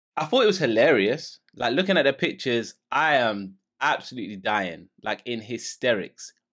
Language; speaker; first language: English; native; English